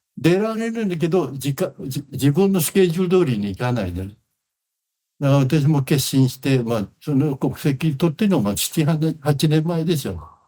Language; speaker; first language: Japanese; non-native, fluent; Khmer